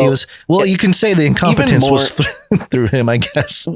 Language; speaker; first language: English; native; English